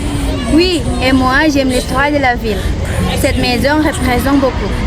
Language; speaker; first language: French; non-native, learner; Indonesian